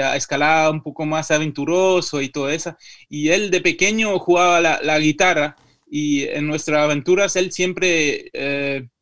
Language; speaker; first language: Spanish; non-native, fluent; French